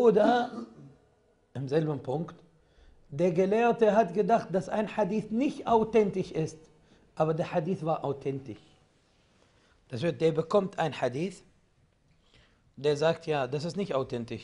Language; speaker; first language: German; non-native, fluent; Arabic